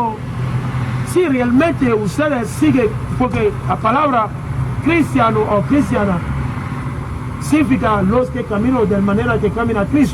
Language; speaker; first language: Spanish; non-native, learner; English